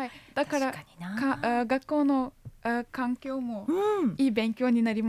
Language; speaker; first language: Japanese; non-native, fluent; Turkish